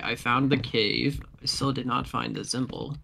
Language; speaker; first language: English; native; English